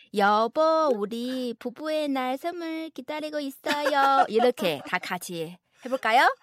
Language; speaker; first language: Korean; non-native, fluent; Chinese